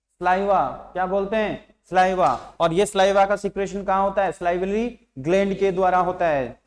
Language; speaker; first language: Hindi; native; Hindi